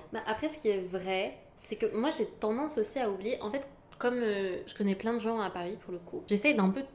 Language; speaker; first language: French; native; French